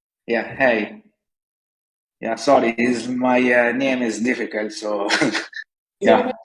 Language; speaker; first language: English; non-native, learner; Arabic